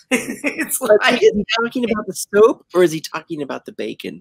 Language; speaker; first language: English; native; English